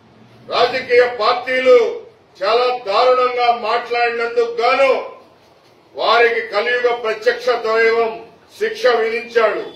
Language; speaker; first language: Telugu; native; Telugu